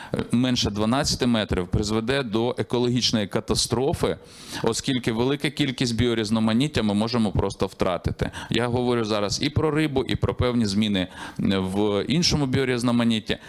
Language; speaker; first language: Ukrainian; native; Ukrainian